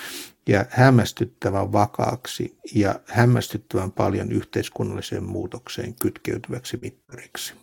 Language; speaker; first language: Finnish; native; Finnish